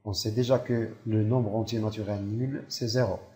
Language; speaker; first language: French; non-native, local second language; Arabic